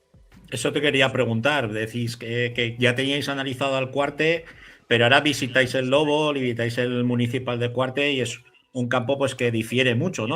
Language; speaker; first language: Spanish; native; Spanish